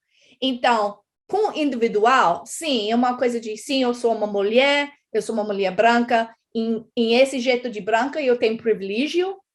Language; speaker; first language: Portuguese; non-native, fluent; English